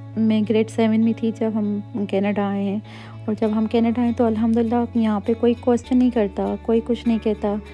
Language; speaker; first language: Urdu; native; Urdu